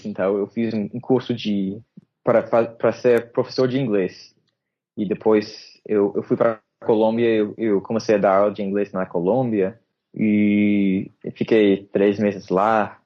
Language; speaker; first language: Portuguese; non-native, fluent; English